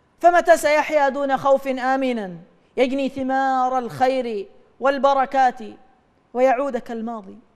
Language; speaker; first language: Arabic; native; Arabic